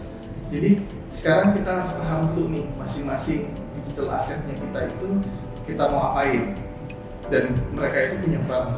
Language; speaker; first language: Indonesian; native; Indonesian